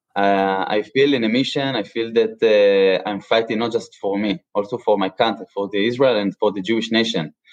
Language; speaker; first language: English; non-native, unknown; Hebrew